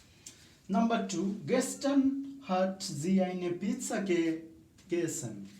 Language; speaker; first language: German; non-native, fluent; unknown